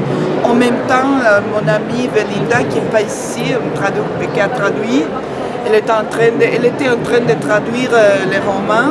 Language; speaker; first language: French; non-native, fluent; Spanish